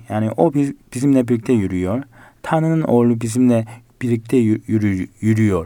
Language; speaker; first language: Turkish; non-native, fluent; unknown